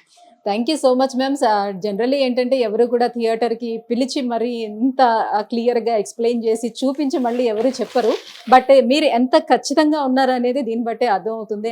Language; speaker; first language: Telugu; native; Telugu